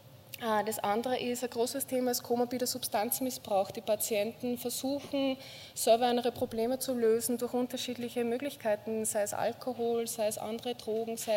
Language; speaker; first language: German; native; German